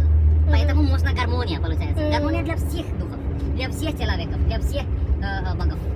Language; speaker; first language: Russian; non-native, learner; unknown